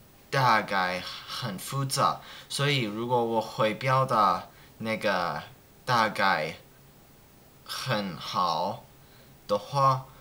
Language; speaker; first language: Chinese; non-native, learner; English